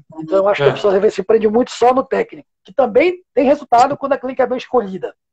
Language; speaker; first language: Portuguese; native; Portuguese